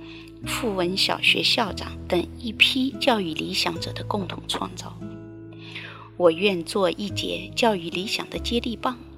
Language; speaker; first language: Chinese; native; Chinese